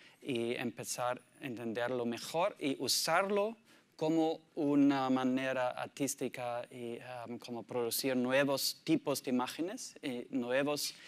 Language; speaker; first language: Spanish; non-native, learner; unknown